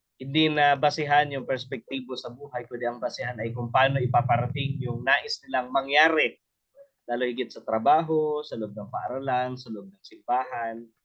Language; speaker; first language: Filipino; non-native, local second language; Bikol